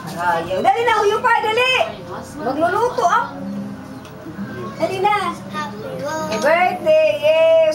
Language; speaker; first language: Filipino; non-native, local second language; Waray